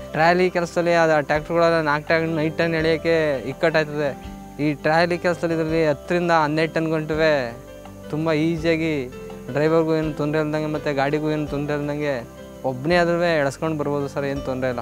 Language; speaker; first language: Kannada; native; Kannada